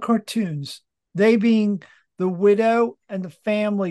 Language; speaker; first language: English; native; English